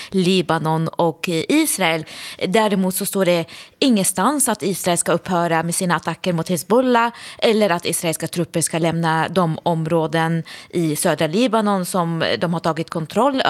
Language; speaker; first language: Swedish; native; Swedish